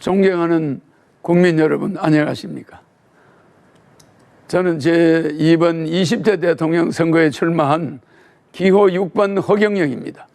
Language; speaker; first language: Korean; native; Korean